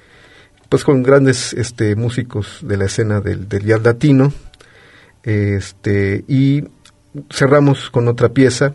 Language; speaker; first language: Spanish; native; Spanish